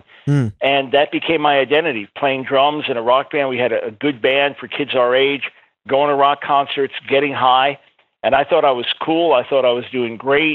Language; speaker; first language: English; native; English